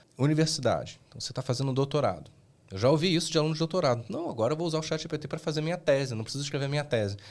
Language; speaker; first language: Portuguese; native; Portuguese